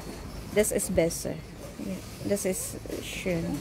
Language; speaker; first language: German; non-native, learner; Filipino